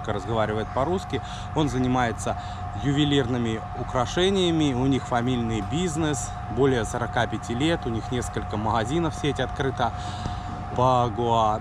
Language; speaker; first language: Russian; native; Russian